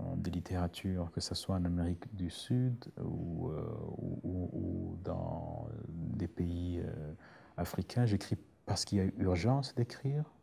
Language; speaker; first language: French; non-native, local second language; Rundi